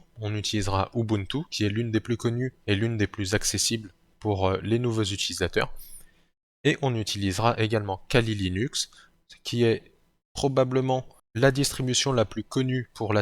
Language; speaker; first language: French; native; French